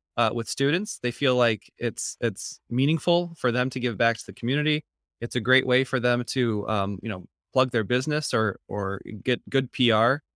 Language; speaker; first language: English; native; English